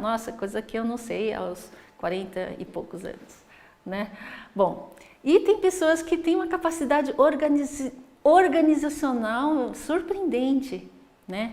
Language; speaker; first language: Portuguese; native; Portuguese